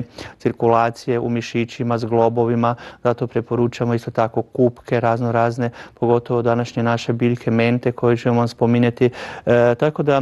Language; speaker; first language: Croatian; native; Croatian